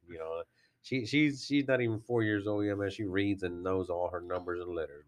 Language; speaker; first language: English; early bilingual, other home language; Spanish